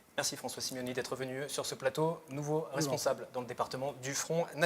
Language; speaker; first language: French; native; French